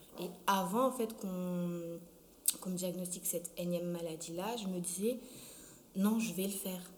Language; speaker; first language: French; early bilingual, other home language; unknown